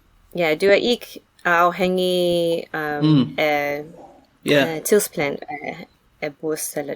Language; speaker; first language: Danish; non-native, learner; English